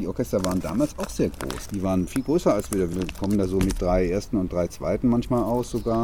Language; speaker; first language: German; native; German